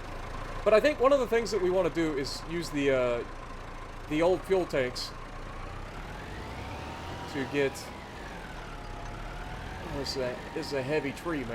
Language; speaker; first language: English; native; English